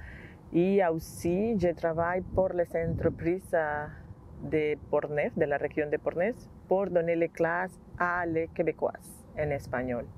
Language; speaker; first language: French; non-native, learner; Spanish